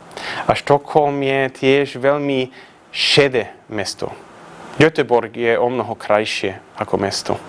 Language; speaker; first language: Slovak; non-native, fluent; Swedish